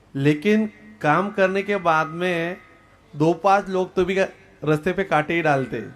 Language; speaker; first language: Hindi; non-native, local second language; Marathi